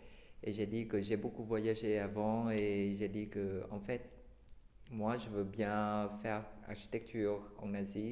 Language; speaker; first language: French; non-native, fluent; Chinese